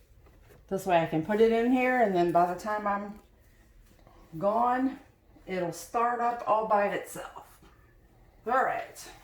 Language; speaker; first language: English; native; English